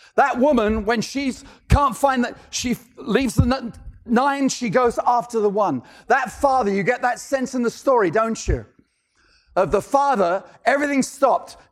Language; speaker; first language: English; native; English